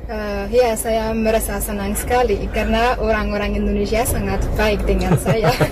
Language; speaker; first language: Indonesian; non-native, fluent; Malagasy